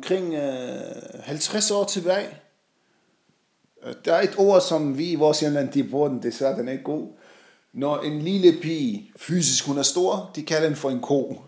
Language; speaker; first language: Danish; non-native, fluent; Arabic